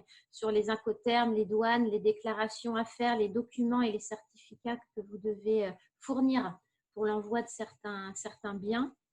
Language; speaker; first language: French; native; French